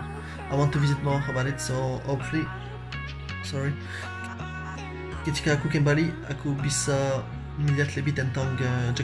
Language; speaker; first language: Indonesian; non-native, learner; French